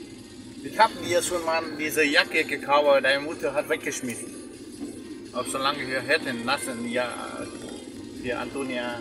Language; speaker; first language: German; non-native, learner; Vietnamese